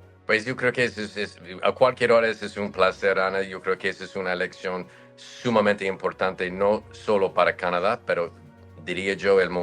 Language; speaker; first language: Spanish; non-native, fluent; English